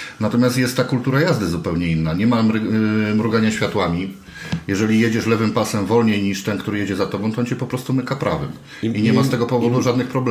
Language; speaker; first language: Polish; native; Polish